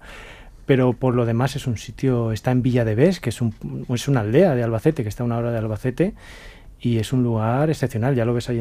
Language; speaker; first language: Spanish; native; Spanish